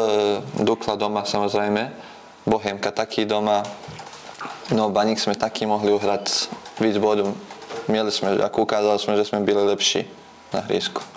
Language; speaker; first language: Czech; non-native, fluent; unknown